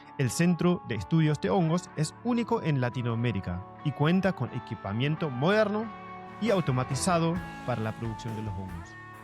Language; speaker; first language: Spanish; non-native, fluent; German